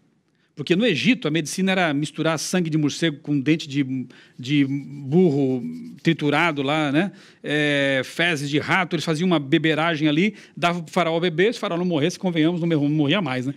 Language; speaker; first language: Portuguese; native; Portuguese